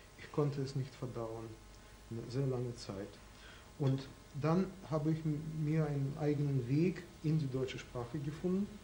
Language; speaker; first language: German; non-native, fluent; Russian